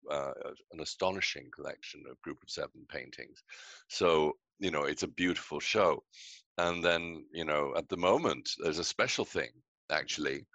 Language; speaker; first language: English; native; English